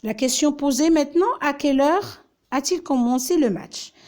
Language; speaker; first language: French; non-native, local second language; Arabic